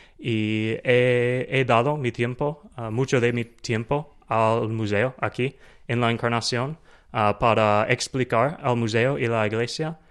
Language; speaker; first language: Spanish; non-native, learner; English